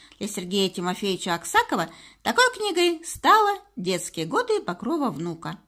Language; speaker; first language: Russian; native; Russian